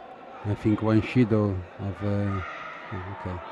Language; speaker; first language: English; non-native, fluent; Italian